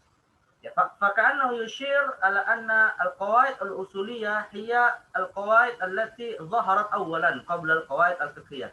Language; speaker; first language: Arabic; non-native, fluent; Indonesian